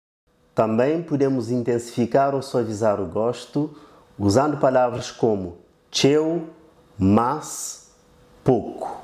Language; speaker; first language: Portuguese; non-native, local second language; Kabuverdianu